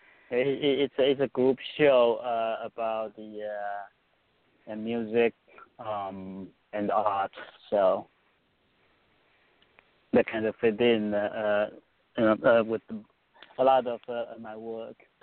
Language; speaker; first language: English; non-native, fluent; Chinese